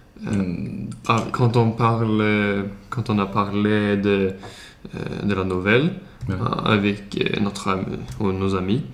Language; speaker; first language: French; non-native, learner; Swedish